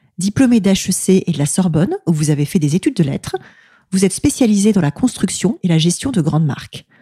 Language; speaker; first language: French; native; French